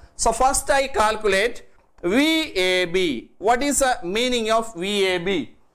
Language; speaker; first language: English; non-native, local second language; Malayalam